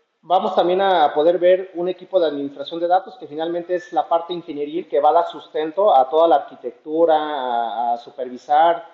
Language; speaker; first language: Spanish; native; Spanish